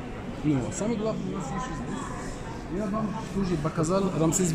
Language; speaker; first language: Russian; non-native, learner; Arabic